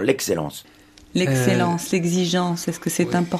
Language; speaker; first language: French; native; French